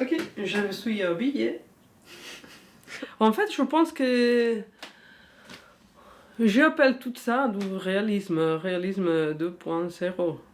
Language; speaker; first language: French; non-native, fluent; Spanish